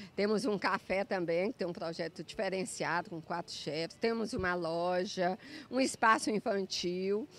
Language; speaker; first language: Portuguese; native; Portuguese